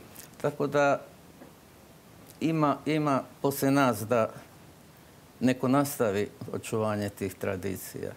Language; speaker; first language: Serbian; non-native, local second language; Slovak